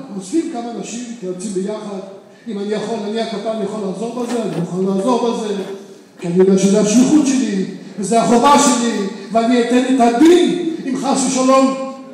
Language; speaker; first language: Hebrew; native; Hebrew